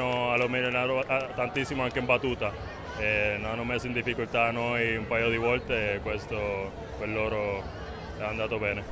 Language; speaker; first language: Italian; non-native, learner; Spanish